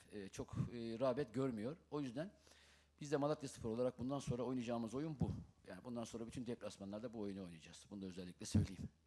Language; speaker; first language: Turkish; native; Turkish